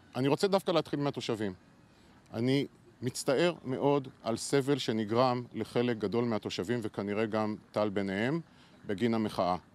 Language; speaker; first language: Hebrew; native; Hebrew